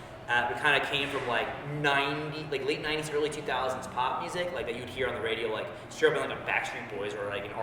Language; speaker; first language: English; native; English